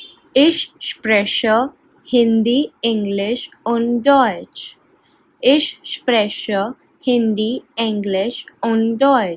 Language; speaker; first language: German; non-native, fluent; Hindi